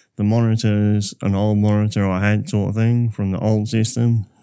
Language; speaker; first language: English; native; English